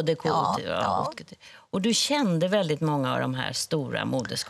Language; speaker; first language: Swedish; native; Swedish